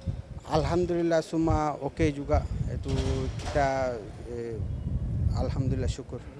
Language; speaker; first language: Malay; non-native, learner; Rohingya